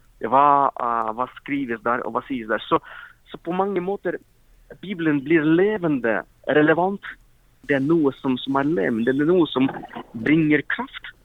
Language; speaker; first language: Norwegian; non-native, fluent; Ukrainian